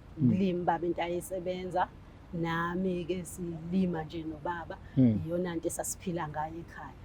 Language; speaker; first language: Zulu; non-native, local second language; Xhosa